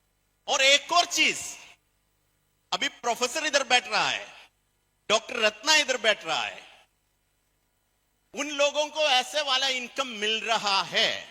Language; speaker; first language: Hindi; non-native, fluent; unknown